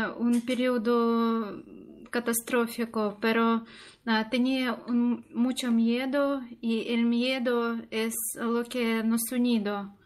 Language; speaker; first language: Spanish; non-native, learner; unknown